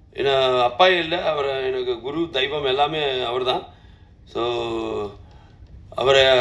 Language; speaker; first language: Tamil; non-native, local second language; Telugu